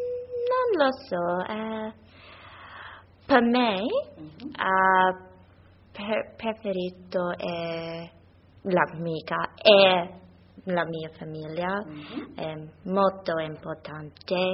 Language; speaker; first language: Italian; non-native, learner; English